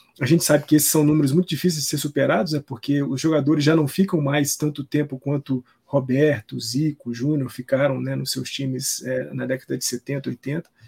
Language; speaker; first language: Portuguese; native; Portuguese